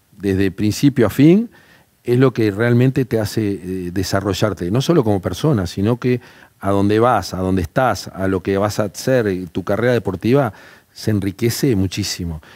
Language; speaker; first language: Spanish; native; Spanish